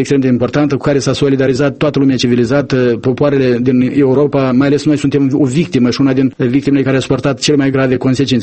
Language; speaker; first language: Romanian; native; Romanian